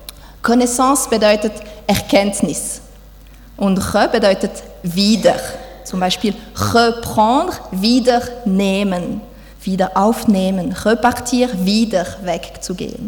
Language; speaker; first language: German; non-native, fluent; French